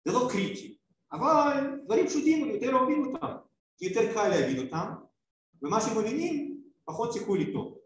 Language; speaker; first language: Hebrew; non-native, fluent; Russian